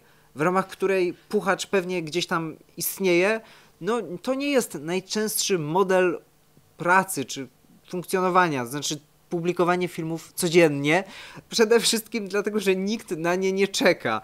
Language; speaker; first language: Polish; native; Polish